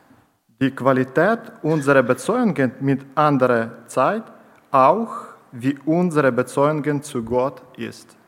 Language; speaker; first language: German; non-native, learner; Ukrainian